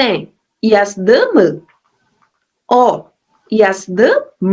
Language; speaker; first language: Turkish; non-native, learner; Portuguese